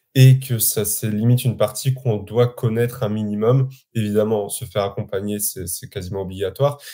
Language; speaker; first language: French; native; French